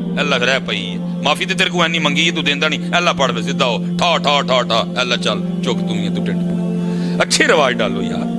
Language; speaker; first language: Urdu; non-native, local second language; Punjabi